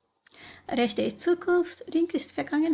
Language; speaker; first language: German; non-native, learner; Japanese